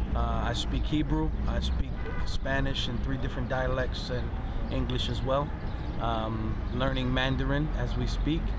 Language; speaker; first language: English; native; English